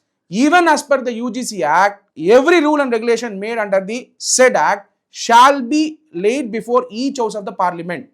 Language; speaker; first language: English; non-native, local second language; Tamil